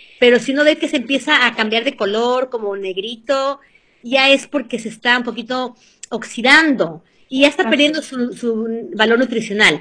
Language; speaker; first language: Spanish; early bilingual, heritage; Spanish